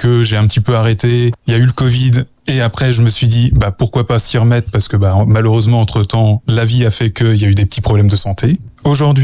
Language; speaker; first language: French; native; French